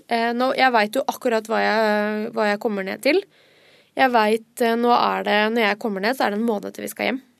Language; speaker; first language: Norwegian; native; Norwegian